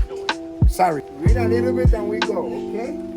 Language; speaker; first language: English; non-native, local second language; Spanish